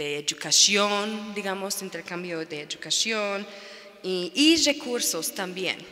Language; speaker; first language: Spanish; non-native, fluent; English